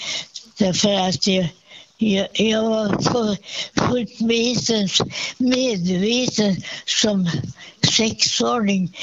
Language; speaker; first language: Swedish; non-native, fluent; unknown